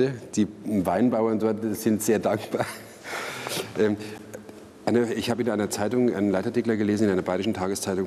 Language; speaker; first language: German; native; German